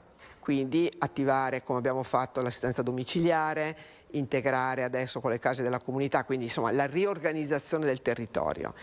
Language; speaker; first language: Italian; native; Italian